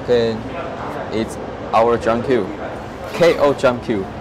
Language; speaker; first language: English; non-native, learner; Chinese